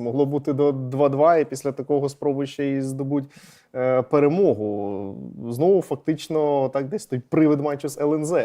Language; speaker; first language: Ukrainian; native; Ukrainian